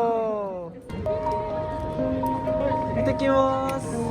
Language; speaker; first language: Japanese; non-native, fluent; Korean